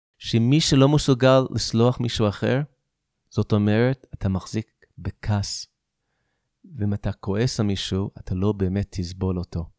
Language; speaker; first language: Hebrew; non-native, fluent; English